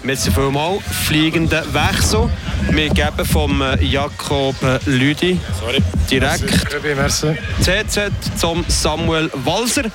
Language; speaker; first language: German; native; German